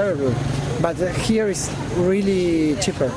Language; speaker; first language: English; non-native, learner; Spanish